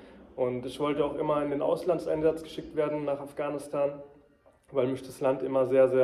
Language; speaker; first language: German; early bilingual, heritage; German